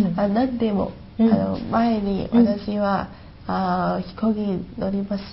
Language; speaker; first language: Japanese; non-native, learner; Chinese